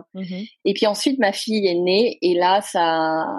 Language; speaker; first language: French; native; French